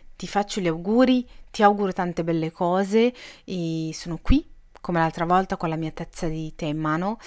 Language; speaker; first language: Italian; native; Italian